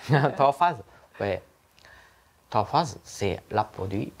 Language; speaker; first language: French; non-native, learner; Japanese